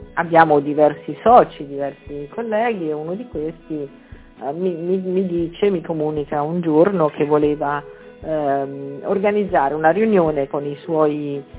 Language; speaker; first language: Italian; native; Italian